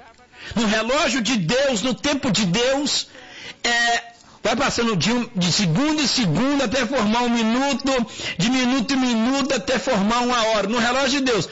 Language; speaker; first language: Portuguese; native; Portuguese